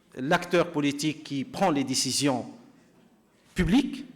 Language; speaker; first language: French; non-native, local second language; Arabic